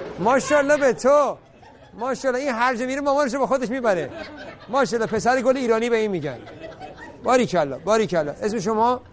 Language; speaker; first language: Persian; early bilingual, heritage; Persian